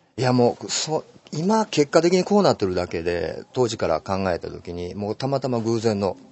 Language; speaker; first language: Japanese; native; Japanese